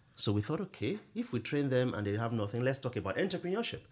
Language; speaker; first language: English; non-native, local second language; Yoruba